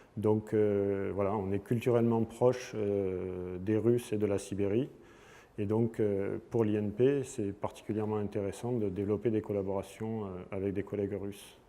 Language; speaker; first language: French; native; French